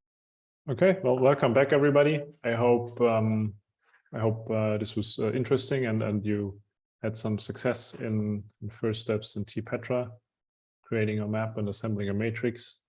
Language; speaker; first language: English; non-native, fluent; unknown